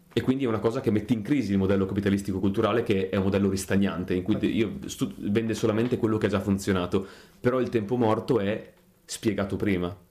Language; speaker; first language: Italian; native; Italian